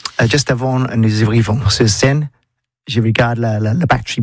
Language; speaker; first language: French; non-native, learner; English